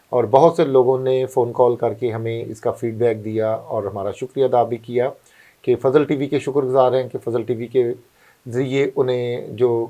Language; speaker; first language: Urdu; non-native, local second language; Punjabi